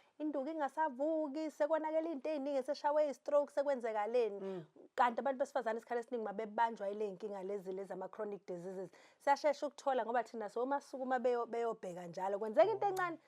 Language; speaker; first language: Zulu; native; Zulu